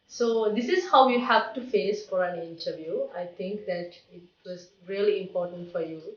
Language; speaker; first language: English; non-native, local second language; Sinhala